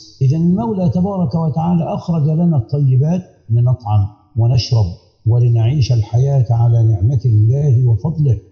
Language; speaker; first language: Arabic; native; Arabic